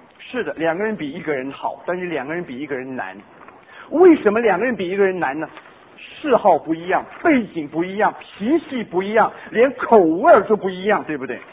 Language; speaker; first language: Chinese; non-native, local second language; Cantonese